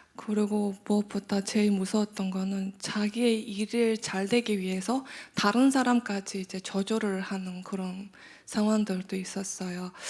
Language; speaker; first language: Korean; non-native, fluent; Mongolian